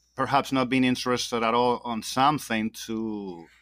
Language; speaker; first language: English; non-native, fluent; Spanish